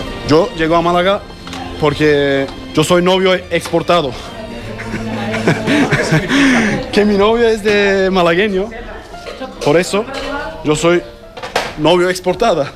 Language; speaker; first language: Spanish; non-native, learner; Turkish